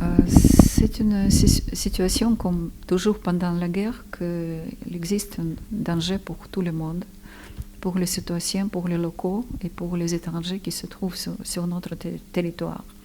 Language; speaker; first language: French; non-native, fluent; Ukrainian